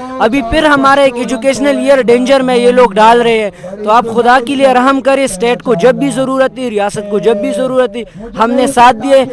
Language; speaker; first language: Urdu; non-native, local second language; Pashto